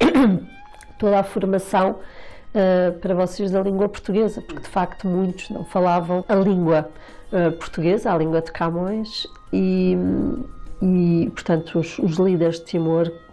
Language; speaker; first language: Portuguese; native; Portuguese